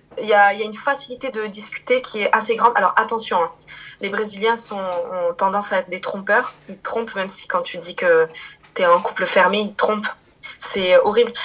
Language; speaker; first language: French; early bilingual, other home language; Portuguese